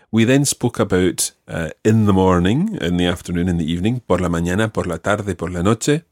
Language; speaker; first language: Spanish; non-native, fluent; English